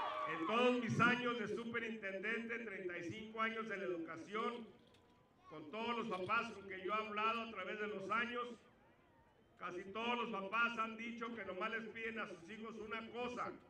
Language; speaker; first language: Spanish; native; Spanish